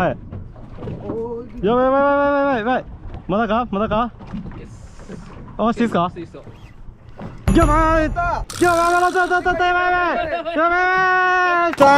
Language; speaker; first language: Japanese; native; Japanese